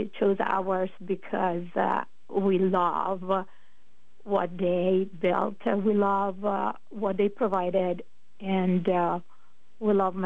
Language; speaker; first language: English; non-native, fluent; Italian